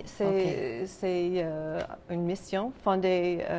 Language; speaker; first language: French; non-native, local second language; English